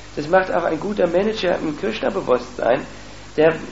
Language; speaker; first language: German; native; German